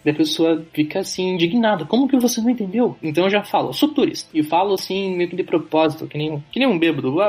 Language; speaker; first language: Portuguese; native; Portuguese